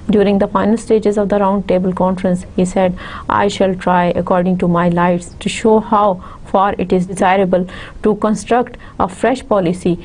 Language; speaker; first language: English; non-native, local second language; Urdu